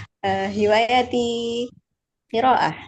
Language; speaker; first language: Arabic; non-native, learner; Indonesian